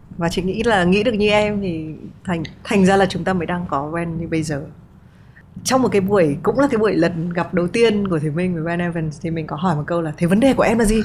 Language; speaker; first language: Vietnamese; native; Vietnamese